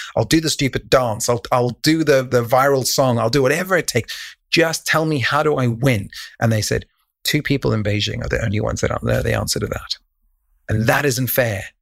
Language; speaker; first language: English; native; English